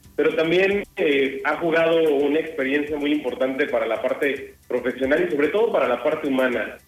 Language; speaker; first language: Spanish; native; Spanish